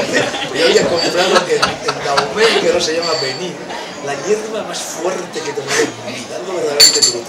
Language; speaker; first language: Spanish; native; Spanish